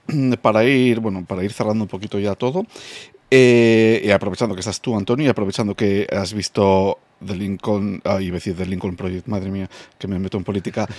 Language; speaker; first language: Spanish; non-native, fluent; English